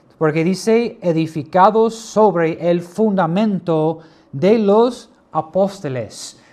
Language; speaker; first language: Spanish; non-native, fluent; English